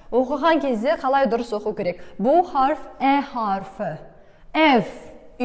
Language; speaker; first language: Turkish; non-native, fluent; Kazakh